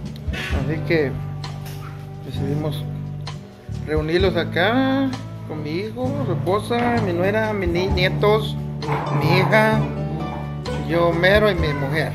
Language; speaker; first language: Spanish; native; Spanish